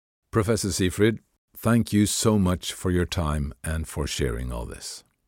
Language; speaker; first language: English; non-native, fluent; Norwegian